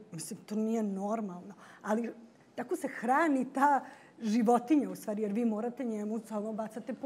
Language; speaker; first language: Bosnian; native; Bosnian